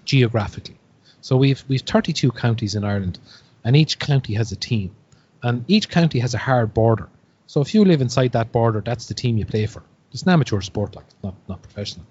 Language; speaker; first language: English; native; English